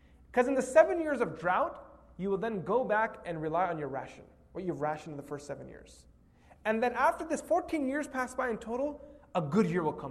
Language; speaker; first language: English; native; English